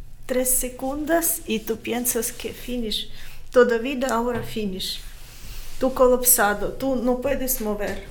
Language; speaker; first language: Spanish; non-native, learner; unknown